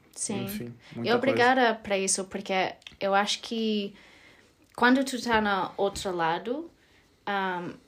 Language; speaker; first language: Portuguese; non-native, fluent; English